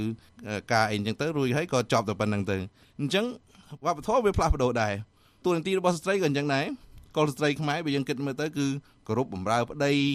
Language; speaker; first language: Khmer; native; Khmer